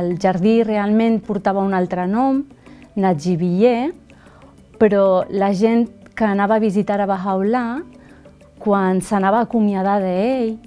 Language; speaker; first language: Catalan; early bilingual, other home language; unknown